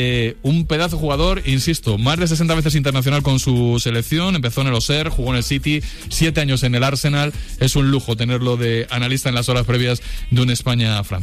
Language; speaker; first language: Spanish; native; Spanish